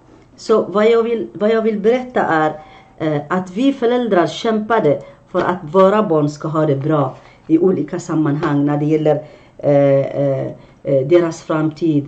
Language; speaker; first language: Swedish; non-native, fluent; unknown